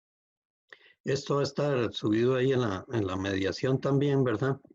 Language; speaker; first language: Spanish; native; Spanish